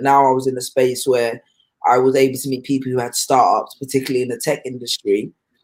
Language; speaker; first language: English; native; English